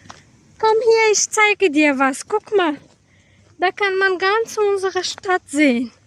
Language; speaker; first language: German; non-native, fluent; Tajik